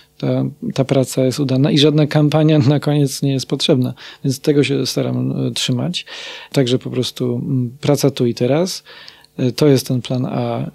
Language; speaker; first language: Polish; native; Polish